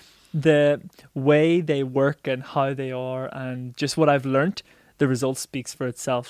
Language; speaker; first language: English; native; English